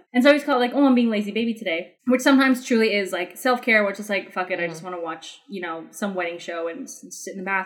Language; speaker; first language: English; early bilingual, other home language; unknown